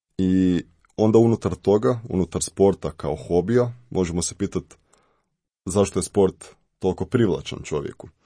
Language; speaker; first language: Croatian; native; Croatian